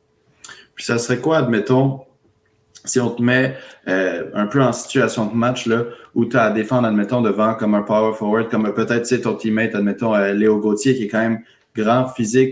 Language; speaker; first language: French; native; French